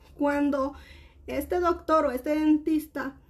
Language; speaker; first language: Spanish; native; Spanish